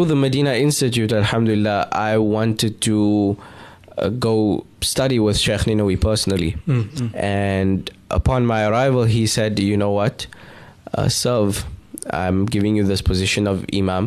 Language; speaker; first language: English; native; English